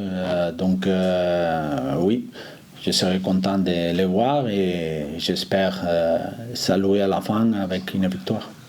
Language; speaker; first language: French; non-native, fluent; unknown